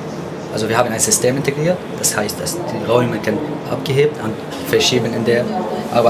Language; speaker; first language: German; non-native, fluent; Arabic